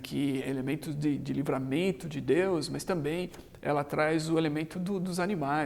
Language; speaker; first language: Portuguese; native; Portuguese